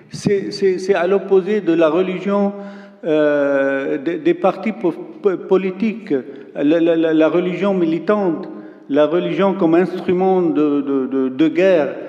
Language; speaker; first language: French; non-native, local second language; Arabic